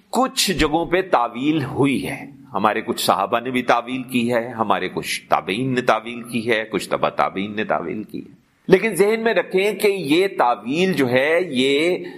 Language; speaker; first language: Urdu; non-native, local second language; Punjabi